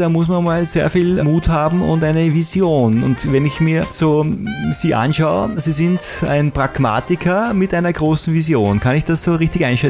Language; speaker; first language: German; native; German